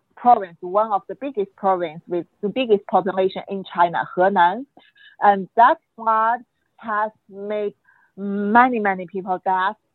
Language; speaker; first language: English; non-native, fluent; Chinese